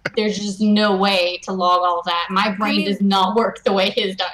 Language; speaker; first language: English; native; English